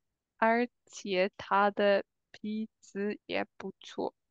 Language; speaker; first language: Chinese; non-native, learner; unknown